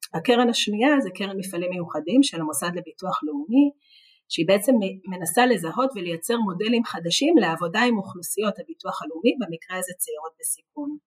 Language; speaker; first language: Hebrew; native; Hebrew